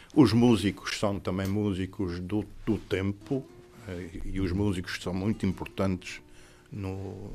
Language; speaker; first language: Portuguese; native; Portuguese